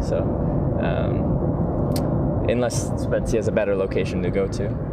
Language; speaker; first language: English; native; English